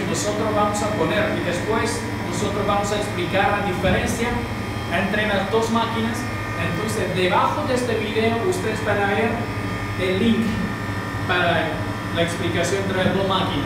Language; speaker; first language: Spanish; non-native, learner; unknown